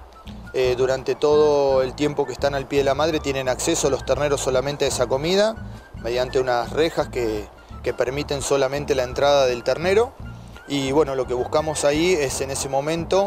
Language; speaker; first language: Spanish; native; Spanish